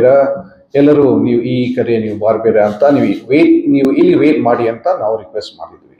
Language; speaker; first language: Kannada; non-native, fluent; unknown